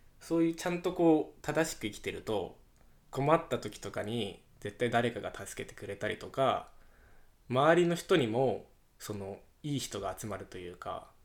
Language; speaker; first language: Japanese; native; Japanese